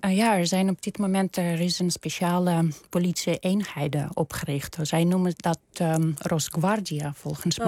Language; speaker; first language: Dutch; non-native, fluent; Russian